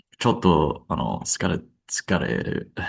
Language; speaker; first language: Japanese; non-native, learner; English